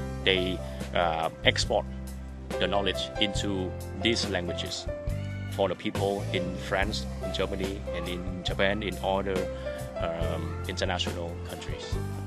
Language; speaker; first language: English; non-native, learner; Vietnamese